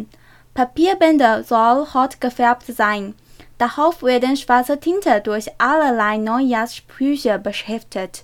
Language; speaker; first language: German; non-native, learner; Chinese